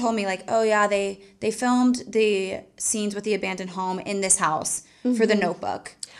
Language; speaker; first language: English; native; English